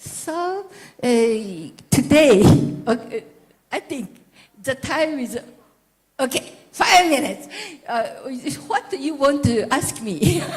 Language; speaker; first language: English; non-native, learner; Japanese